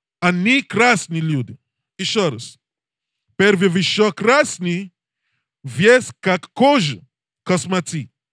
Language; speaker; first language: Russian; non-native, learner; English